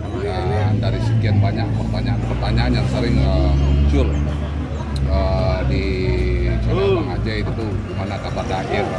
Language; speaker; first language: Indonesian; native; Indonesian